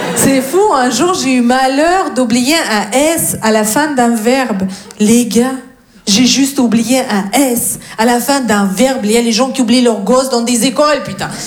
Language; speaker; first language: French; non-native, fluent; Russian